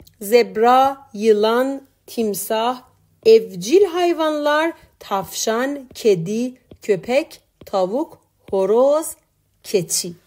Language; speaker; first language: Turkish; non-native, fluent; Persian